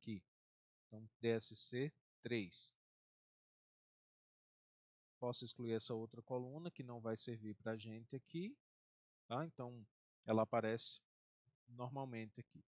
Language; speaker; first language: Portuguese; native; Portuguese